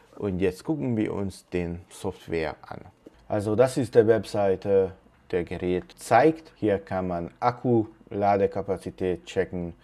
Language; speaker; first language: German; non-native, fluent; Hungarian